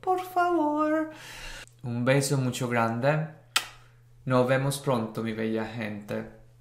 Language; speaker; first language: Spanish; non-native, fluent; Italian